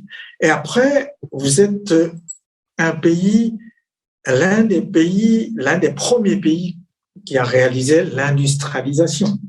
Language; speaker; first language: French; non-native, fluent; Chinese